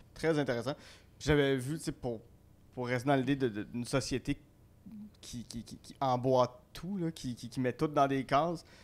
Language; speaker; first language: French; native; French